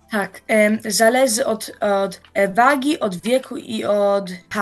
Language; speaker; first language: Polish; early bilingual, heritage; Polish